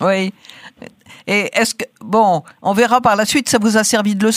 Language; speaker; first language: French; native; French